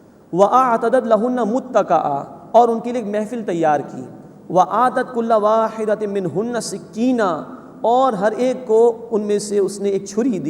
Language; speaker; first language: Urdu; native; Urdu